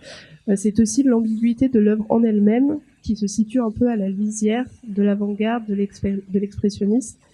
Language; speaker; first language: French; native; French